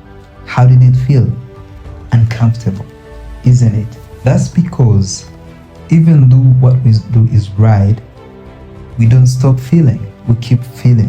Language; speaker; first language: English; non-native, local second language; Kinyarwanda